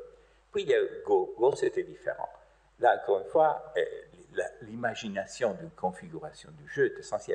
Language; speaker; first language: French; native; French